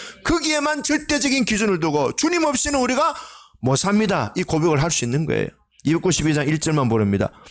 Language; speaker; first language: Korean; native; Korean